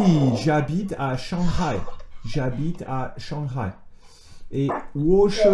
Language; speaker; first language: French; native; French